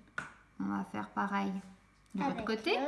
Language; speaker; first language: French; native; French